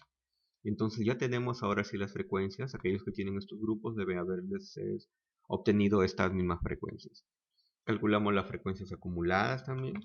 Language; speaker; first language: Spanish; native; Spanish